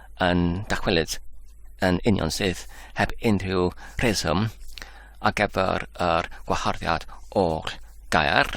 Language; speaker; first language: Welsh; non-native, learner; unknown